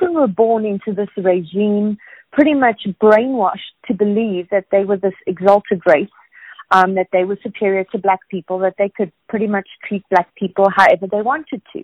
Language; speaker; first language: English; native; English